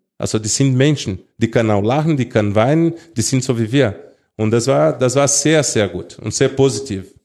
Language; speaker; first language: German; non-native, fluent; Portuguese